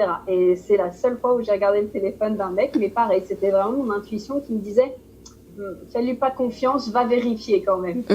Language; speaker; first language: French; native; French